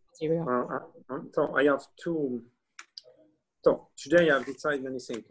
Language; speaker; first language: English; non-native, learner; French